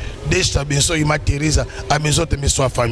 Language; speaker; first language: Portuguese; non-native, learner; Lingala